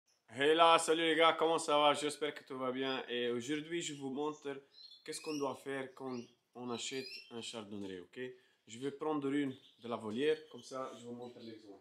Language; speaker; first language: French; non-native, fluent; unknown